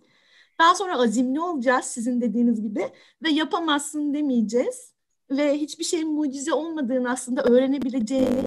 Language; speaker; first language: Turkish; native; Turkish